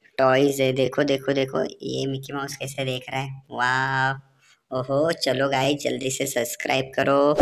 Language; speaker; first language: Hindi; native; Hindi